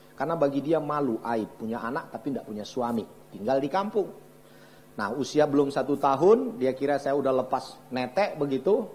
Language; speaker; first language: Indonesian; native; Indonesian